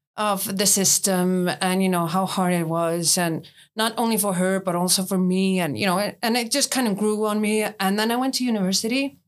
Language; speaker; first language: English; non-native, fluent; Icelandic